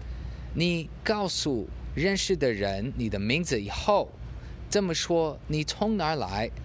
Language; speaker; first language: Chinese; non-native, learner; English